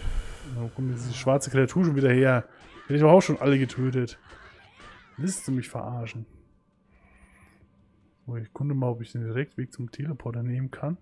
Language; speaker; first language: German; native; German